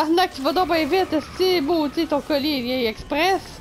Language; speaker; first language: French; native; French